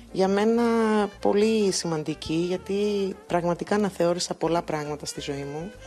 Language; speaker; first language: Greek; early bilingual, other home language; English